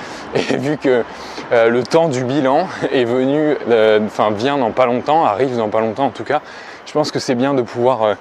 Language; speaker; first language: French; native; French